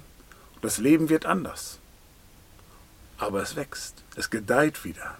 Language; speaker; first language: German; native; German